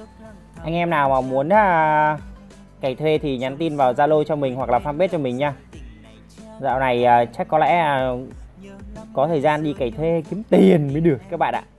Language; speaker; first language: Vietnamese; native; Vietnamese